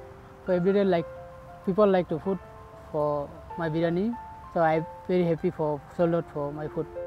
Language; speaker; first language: English; non-native, learner; Bangla